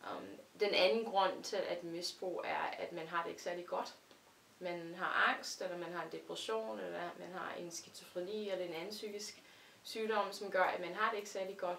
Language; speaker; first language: Danish; non-native, fluent; English